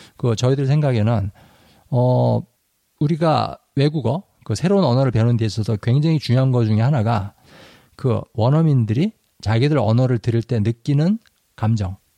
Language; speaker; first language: Korean; native; Korean